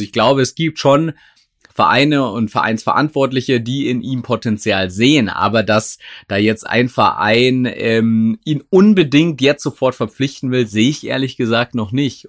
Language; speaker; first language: German; native; German